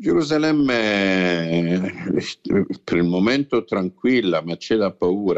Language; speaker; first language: Italian; non-native, fluent; Arabic